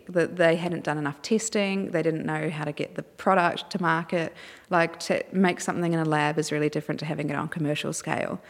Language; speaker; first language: English; native; English